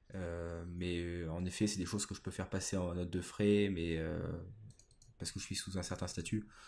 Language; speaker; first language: French; native; French